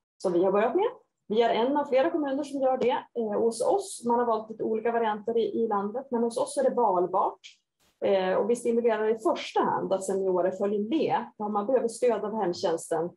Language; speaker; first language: Swedish; native; Swedish